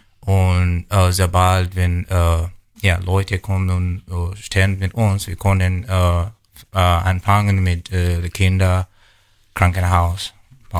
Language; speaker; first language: German; non-native, learner; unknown